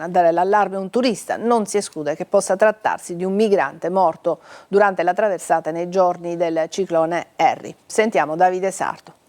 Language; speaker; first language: Italian; native; Italian